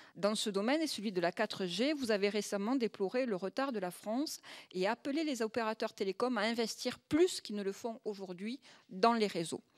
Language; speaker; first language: French; native; French